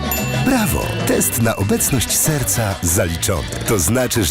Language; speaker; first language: Polish; native; Polish